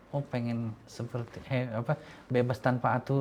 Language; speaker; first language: Indonesian; native; Indonesian